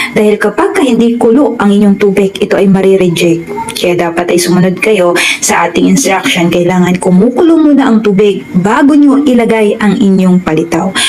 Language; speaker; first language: Filipino; non-native, local second language; Waray